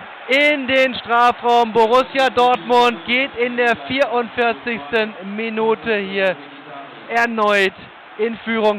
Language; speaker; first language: German; native; German